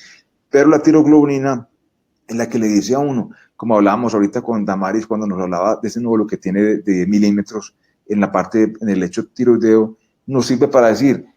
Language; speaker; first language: Spanish; native; Spanish